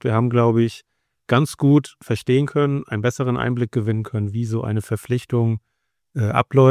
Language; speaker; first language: German; native; German